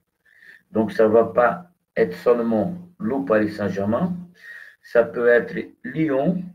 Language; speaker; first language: French; non-native, fluent; Portuguese